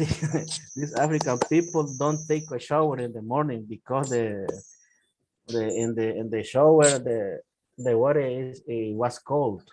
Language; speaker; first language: English; non-native, learner; Spanish